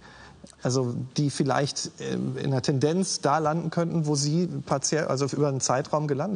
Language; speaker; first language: German; native; German